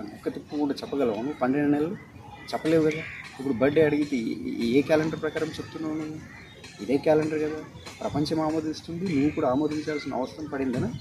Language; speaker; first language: Telugu; non-native, local second language; Marathi